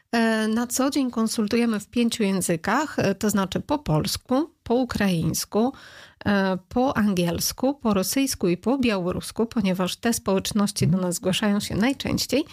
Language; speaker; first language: Polish; non-native, fluent; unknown